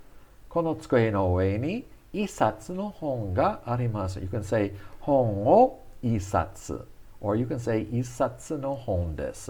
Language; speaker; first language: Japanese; non-native, fluent; English